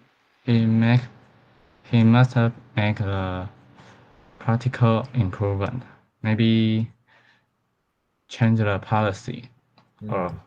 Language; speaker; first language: English; non-native, learner; Chinese